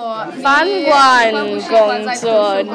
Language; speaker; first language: Chinese; non-native, learner; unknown